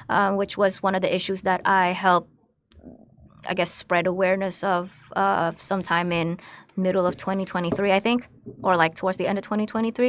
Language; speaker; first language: English; early bilingual, other home language; Indonesian